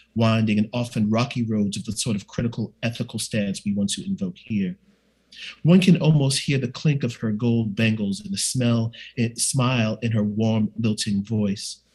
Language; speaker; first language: English; native; English